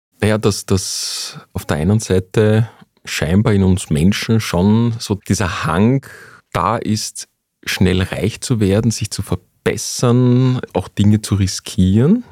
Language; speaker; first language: German; native; German